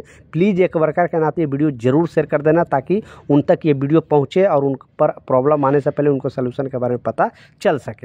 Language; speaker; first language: Hindi; native; Hindi